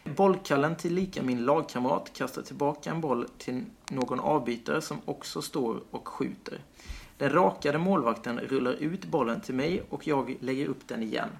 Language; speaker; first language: Swedish; native; Swedish